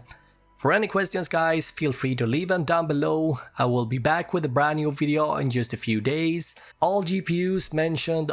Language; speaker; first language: English; native; English